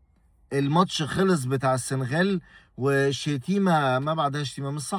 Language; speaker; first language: Arabic; native; Arabic